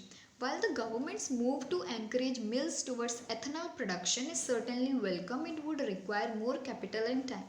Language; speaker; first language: English; non-native, local second language; Hindi